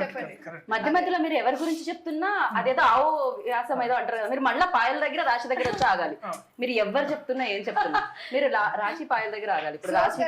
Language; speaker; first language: Telugu; native; Telugu